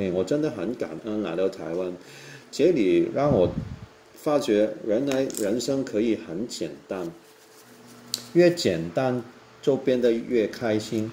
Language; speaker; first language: Chinese; non-native, local second language; Cantonese